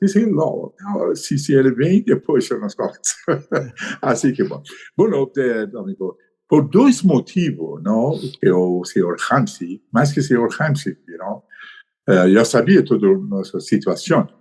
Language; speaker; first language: Portuguese; non-native, learner; Persian